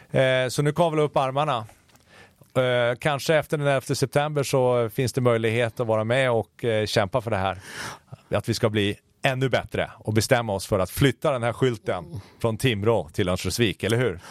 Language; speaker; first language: Swedish; native; Swedish